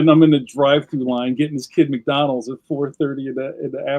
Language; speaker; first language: English; native; English